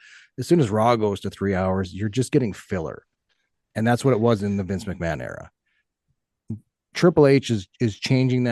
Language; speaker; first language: English; native; English